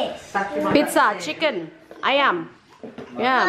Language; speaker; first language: English; non-native, fluent; Indonesian